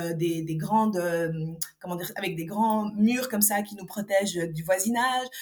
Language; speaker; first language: French; non-native, local second language; Arabic